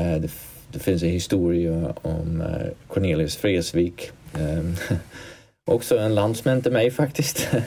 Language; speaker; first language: Swedish; non-native, fluent; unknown